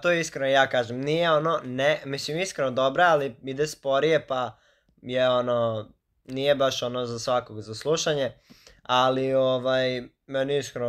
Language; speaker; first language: Serbian; native; Serbian